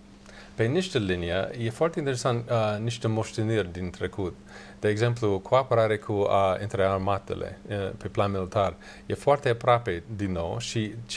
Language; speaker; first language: Romanian; non-native, learner; English